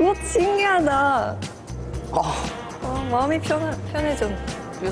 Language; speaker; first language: Korean; non-native, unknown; Japanese